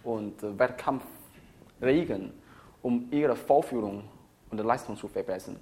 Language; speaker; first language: German; non-native, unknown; Chinese